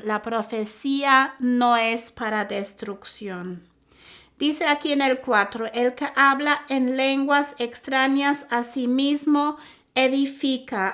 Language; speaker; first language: Spanish; non-native, fluent; German